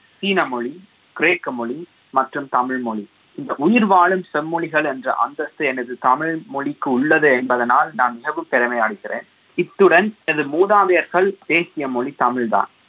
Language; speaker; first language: Tamil; early bilingual, heritage; Tamil